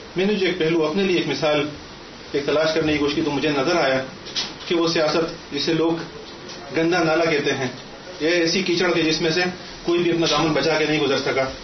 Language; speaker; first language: Urdu; native; Urdu